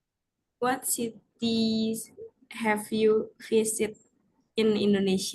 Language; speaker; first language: English; non-native, learner; Indonesian